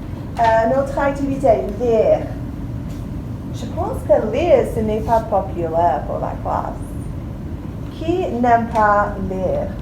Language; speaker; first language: French; non-native, fluent; English